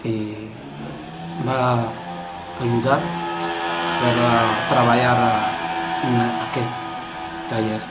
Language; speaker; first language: Spanish; non-native, learner; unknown